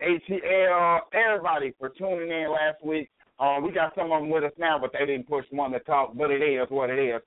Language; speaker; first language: English; native; English